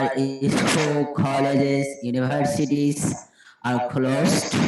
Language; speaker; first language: English; non-native, learner; Bangla